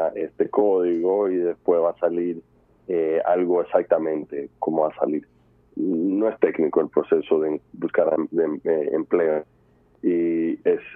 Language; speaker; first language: Spanish; early bilingual, heritage; Spanish